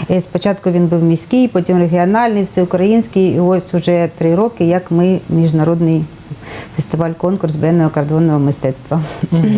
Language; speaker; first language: Ukrainian; native; Ukrainian